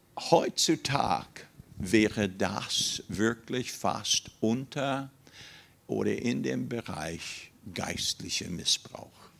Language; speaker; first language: German; non-native, fluent; English